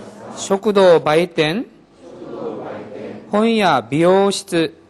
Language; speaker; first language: Japanese; non-native, fluent; Korean